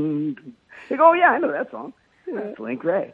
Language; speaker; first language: English; native; English